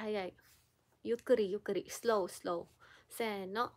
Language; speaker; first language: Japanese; non-native, learner; Filipino